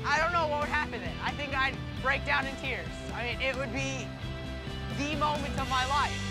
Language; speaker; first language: English; native; English